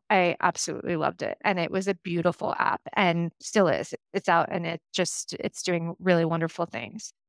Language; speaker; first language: English; native; English